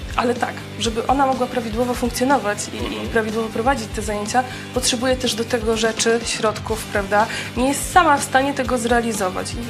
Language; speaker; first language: Polish; native; Polish